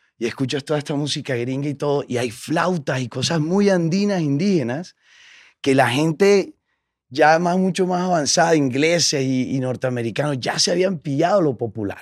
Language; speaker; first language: Spanish; native; Spanish